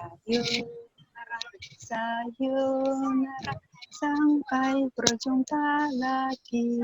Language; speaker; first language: Indonesian; non-native, learner; Chinese